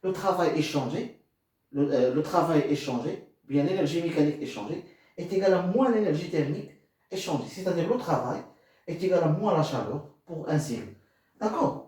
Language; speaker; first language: French; non-native, local second language; Arabic